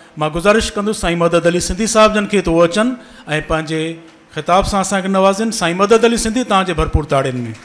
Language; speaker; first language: Sindhi; native; Sindhi